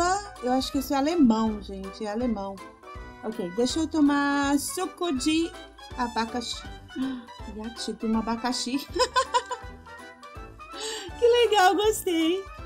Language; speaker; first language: Portuguese; non-native, fluent; Spanish